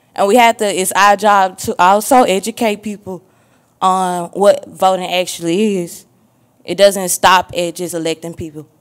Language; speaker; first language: English; native; English